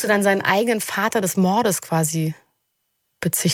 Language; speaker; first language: German; native; German